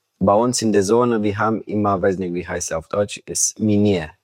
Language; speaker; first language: German; non-native, learner; Romanian